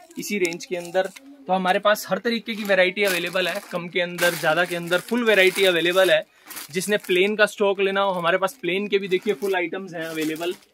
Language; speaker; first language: Hindi; native; Hindi